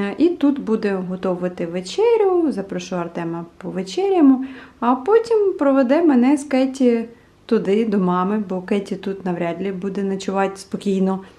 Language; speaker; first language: Ukrainian; native; Ukrainian